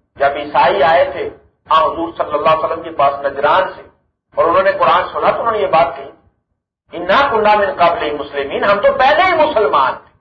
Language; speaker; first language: Urdu; non-native, local second language; Punjabi